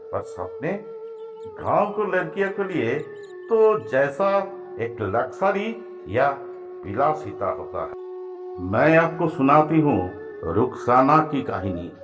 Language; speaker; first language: Hindi; non-native, local second language; Bangla